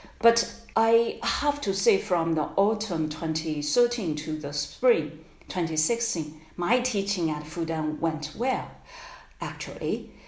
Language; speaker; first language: English; non-native, fluent; Chinese